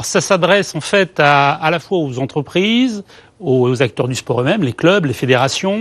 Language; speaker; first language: French; native; French